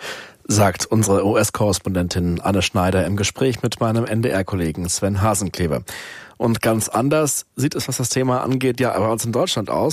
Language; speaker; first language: German; native; German